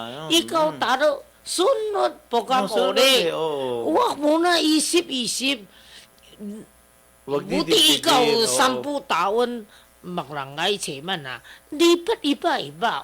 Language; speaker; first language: Filipino; non-native, learner; Chinese